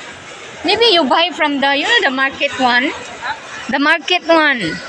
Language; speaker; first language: English; non-native, local second language; Filipino